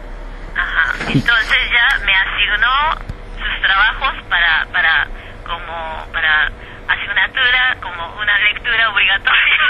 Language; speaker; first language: Spanish; non-native, fluent; Japanese